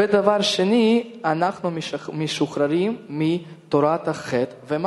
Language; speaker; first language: Hebrew; non-native, fluent; Russian